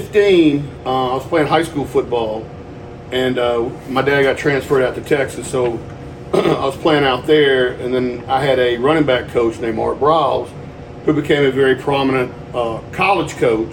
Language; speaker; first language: English; native; English